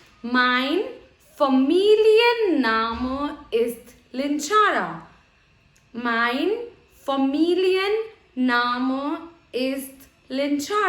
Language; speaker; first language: German; non-native, fluent; Hindi